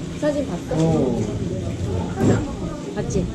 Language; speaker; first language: Korean; non-native, fluent; Chinese